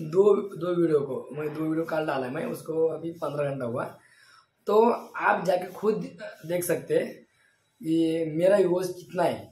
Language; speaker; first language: Hindi; non-native, local second language; Marathi